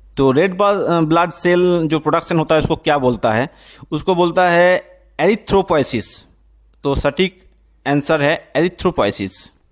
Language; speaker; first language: Hindi; non-native, local second language; Bangla